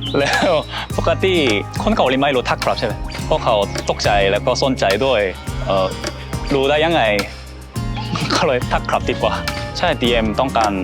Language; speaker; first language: Thai; non-native, learner; Korean